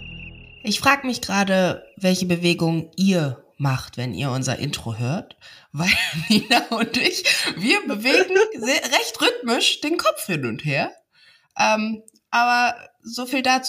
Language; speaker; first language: German; native; German